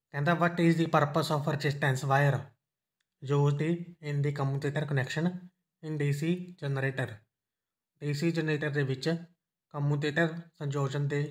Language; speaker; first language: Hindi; non-native, local second language; Punjabi